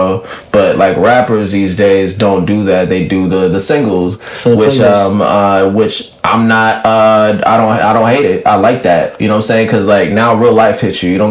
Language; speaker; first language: English; early bilingual, other home language; French